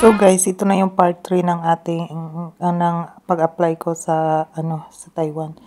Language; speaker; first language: Filipino; non-native, local second language; Cebuano